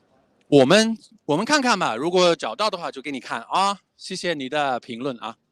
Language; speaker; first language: Chinese; non-native, fluent; English